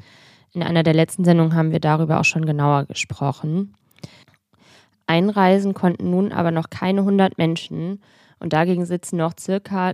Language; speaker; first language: German; native; German